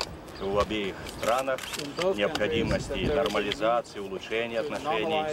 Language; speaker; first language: Russian; native; Russian